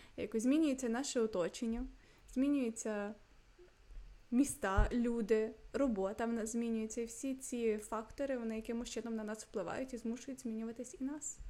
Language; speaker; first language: Ukrainian; non-native, local second language; Russian